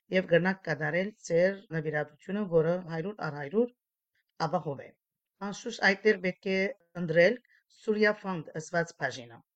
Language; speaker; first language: Armenian; early bilingual, heritage; Armenian